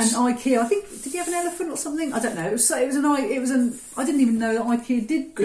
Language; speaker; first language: English; native; English